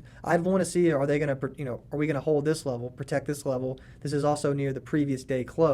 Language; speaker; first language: English; native; English